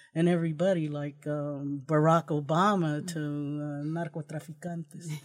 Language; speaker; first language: English; early bilingual, other home language; Spanish